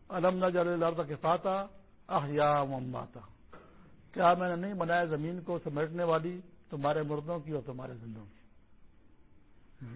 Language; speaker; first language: Urdu; non-native, local second language; Pashto